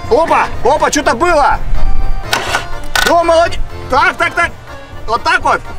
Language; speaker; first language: Russian; native; Russian